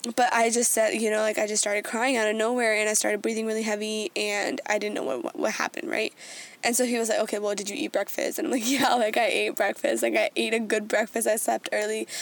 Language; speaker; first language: English; native; English